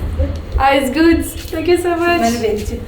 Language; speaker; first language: English; non-native, learner; French